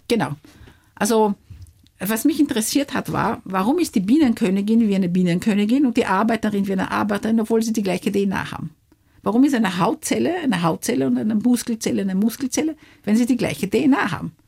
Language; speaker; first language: German; early bilingual, heritage; Luxembourgish